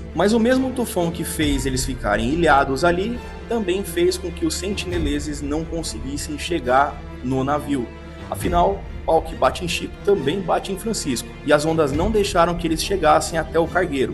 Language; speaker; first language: Portuguese; native; Portuguese